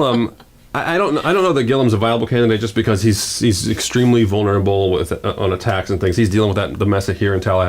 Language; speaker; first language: English; native; English